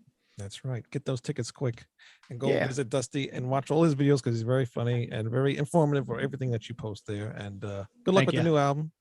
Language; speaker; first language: English; native; English